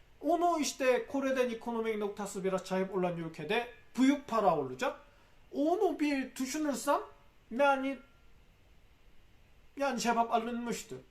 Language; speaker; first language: Turkish; non-native, fluent; Korean